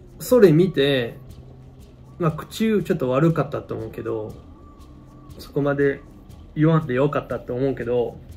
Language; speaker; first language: Japanese; non-native, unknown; French